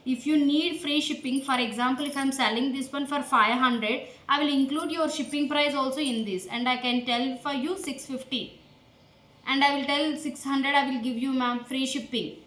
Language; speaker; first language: English; non-native, local second language; Telugu